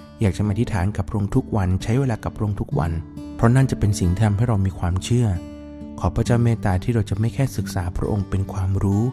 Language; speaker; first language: Thai; native; Thai